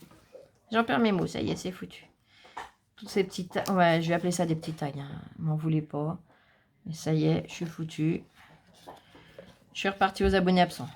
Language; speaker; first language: French; native; French